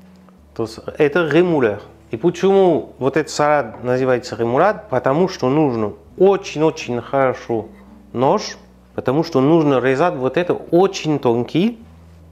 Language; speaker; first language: Russian; non-native, learner; French